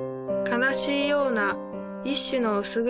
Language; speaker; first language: Japanese; native; Japanese